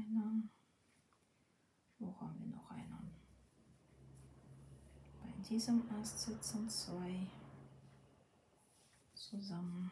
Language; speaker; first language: German; non-native, fluent; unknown